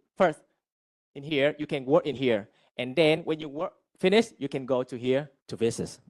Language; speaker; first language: English; non-native, fluent; Vietnamese